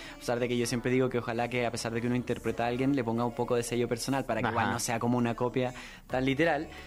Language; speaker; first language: Spanish; native; Spanish